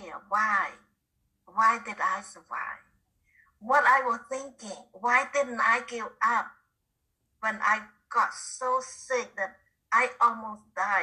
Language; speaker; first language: English; non-native, fluent; Khmer